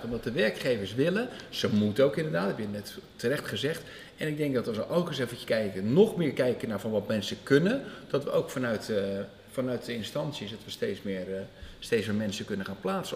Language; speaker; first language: Dutch; native; Dutch